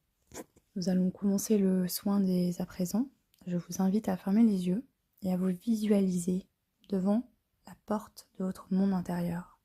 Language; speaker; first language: French; native; French